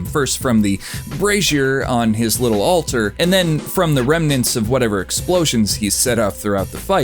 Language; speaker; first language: English; native; English